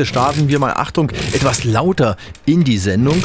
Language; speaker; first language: German; native; German